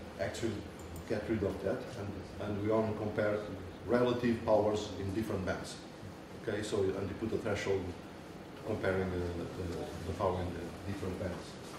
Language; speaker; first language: English; non-native, fluent; Portuguese